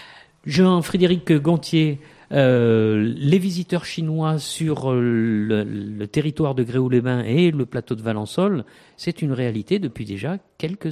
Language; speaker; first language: French; native; French